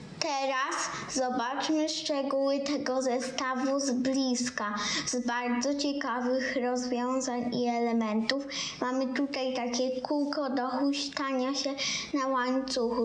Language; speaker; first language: Polish; native; Polish